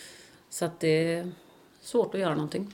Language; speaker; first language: Swedish; native; Swedish